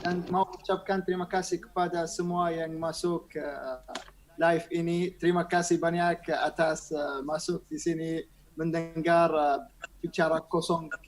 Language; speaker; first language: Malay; non-native, learner; Arabic